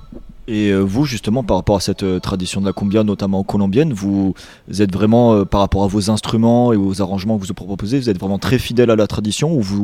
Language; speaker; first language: French; native; French